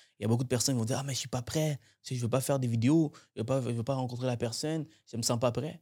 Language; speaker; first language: French; native; French